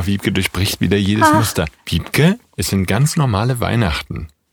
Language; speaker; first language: German; native; German